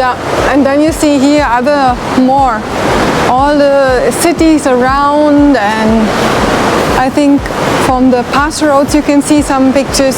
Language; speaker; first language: English; non-native, learner; German